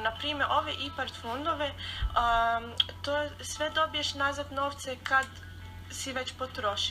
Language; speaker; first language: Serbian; early bilingual, heritage; Serbian